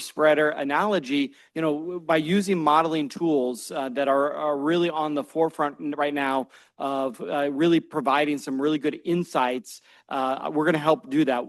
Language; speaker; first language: English; native; English